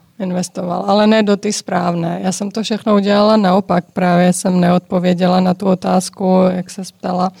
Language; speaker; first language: Czech; early bilingual, other home language; Georgian